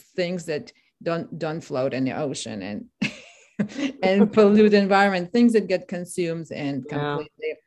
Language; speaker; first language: English; non-native, fluent; Ukrainian